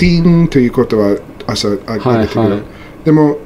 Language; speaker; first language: Japanese; non-native, learner; English